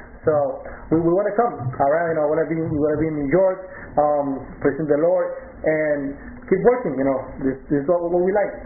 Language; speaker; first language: English; non-native, local second language; Spanish